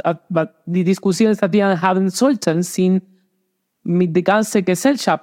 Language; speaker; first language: German; non-native, fluent; Spanish